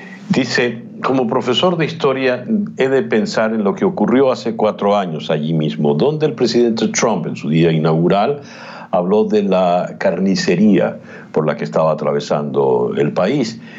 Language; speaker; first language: Spanish; native; Spanish